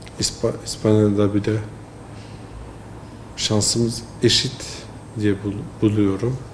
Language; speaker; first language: Turkish; early bilingual, heritage; French